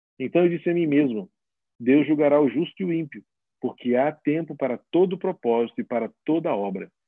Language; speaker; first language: Portuguese; native; Portuguese